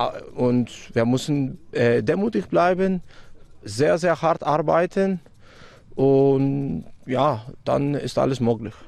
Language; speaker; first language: German; non-native, fluent; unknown